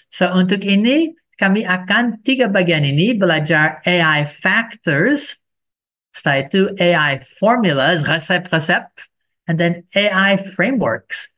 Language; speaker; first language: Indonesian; non-native, fluent; English